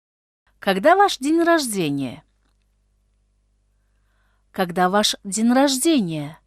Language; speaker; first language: Russian; non-native, fluent; Tajik